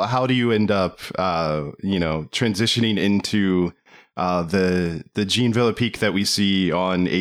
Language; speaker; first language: English; native; English